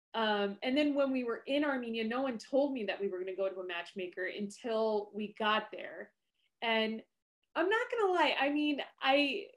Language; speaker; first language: English; native; English